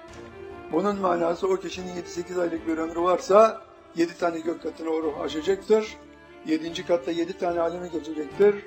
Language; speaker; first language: Turkish; native; Turkish